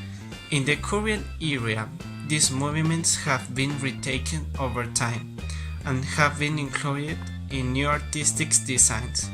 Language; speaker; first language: English; non-native, learner; Spanish